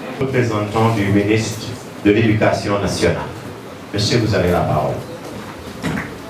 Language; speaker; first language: French; non-native, local second language; Wolof